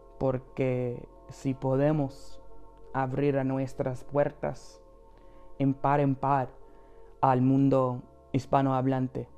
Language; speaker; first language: Spanish; non-native, fluent; English